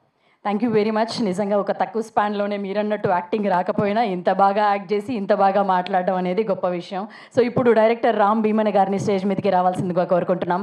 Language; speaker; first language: Telugu; native; Telugu